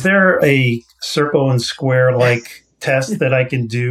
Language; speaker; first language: English; native; English